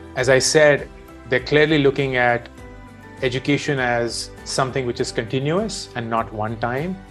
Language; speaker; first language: English; non-native, local second language; Hindi